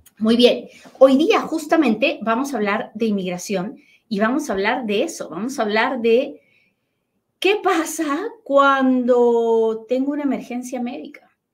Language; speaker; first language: Spanish; native; Spanish